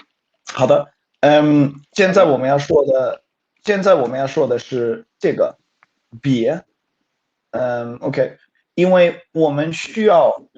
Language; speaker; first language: Chinese; non-native, fluent; Swedish